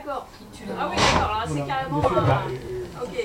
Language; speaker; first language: French; native; French